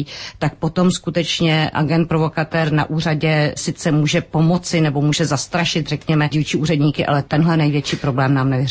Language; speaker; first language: Czech; native; Czech